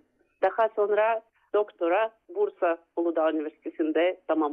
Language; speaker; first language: Turkish; non-native, fluent; Russian